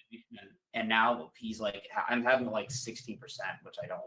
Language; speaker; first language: English; native; English